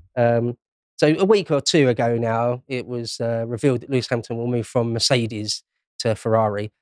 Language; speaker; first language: English; native; English